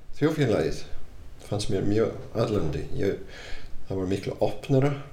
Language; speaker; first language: Icelandic; non-native, fluent; English